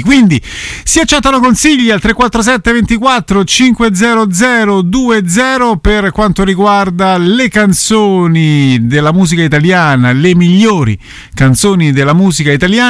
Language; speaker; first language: Italian; native; Italian